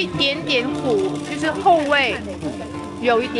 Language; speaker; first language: Chinese; non-native, learner; Vietnamese